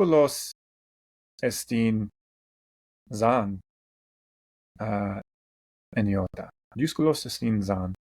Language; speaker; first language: Greek; non-native, fluent; English